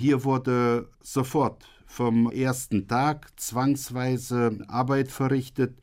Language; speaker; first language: German; native; German